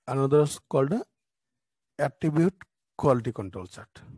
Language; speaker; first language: English; non-native, local second language; Bangla